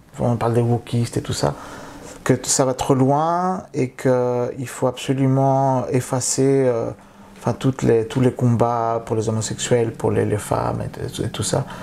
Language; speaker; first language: French; early bilingual, other home language; Spanish